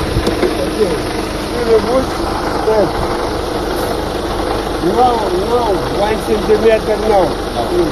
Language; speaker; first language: English; non-native, learner; Russian